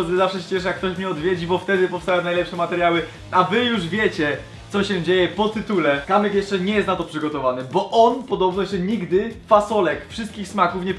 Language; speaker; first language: Polish; native; Polish